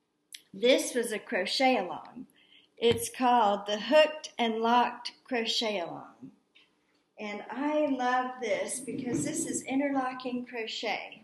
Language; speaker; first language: English; native; English